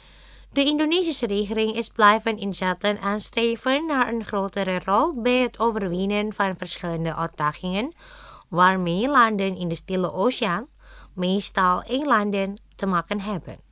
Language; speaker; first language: Dutch; non-native, fluent; Indonesian